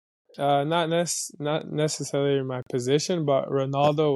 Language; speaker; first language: English; native; English